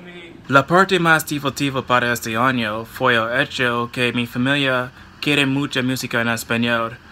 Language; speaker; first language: Spanish; non-native, fluent; English